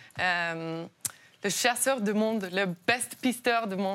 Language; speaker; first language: French; non-native, learner; Norwegian